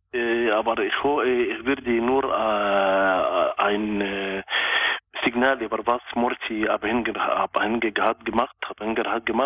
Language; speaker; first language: German; non-native, local second language; Arabic